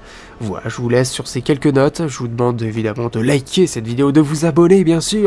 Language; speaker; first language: French; native; French